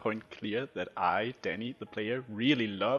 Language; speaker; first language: English; non-native, fluent; Danish